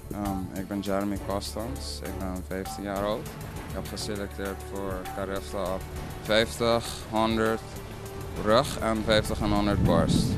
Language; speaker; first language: Dutch; non-native, local second language; Papiamento